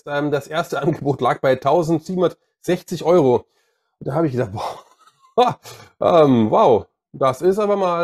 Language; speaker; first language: German; native; German